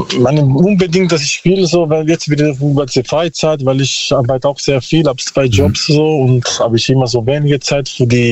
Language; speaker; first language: German; non-native, learner; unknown